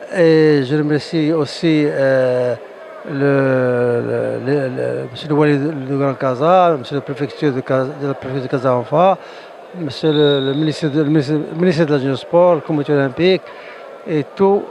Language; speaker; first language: French; non-native, local second language; Arabic